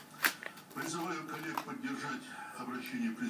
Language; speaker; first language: Russian; native; Russian